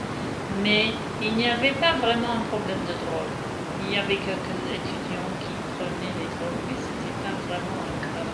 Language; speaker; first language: French; non-native, fluent; English